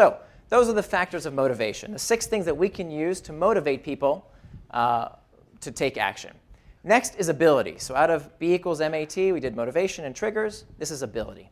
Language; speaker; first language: English; native; English